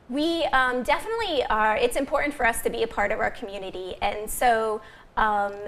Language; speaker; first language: English; native; English